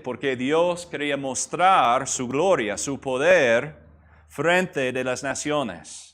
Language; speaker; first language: Spanish; non-native, fluent; English